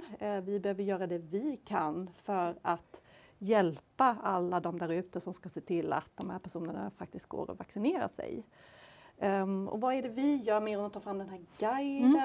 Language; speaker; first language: Swedish; native; Swedish